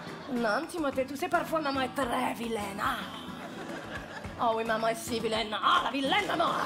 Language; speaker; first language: French; native; French